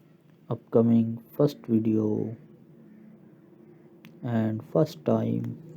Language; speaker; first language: English; non-native, local second language; Urdu